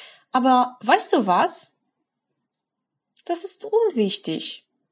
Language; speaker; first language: German; non-native, fluent; Polish